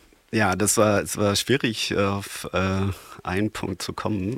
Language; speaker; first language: German; non-native, fluent; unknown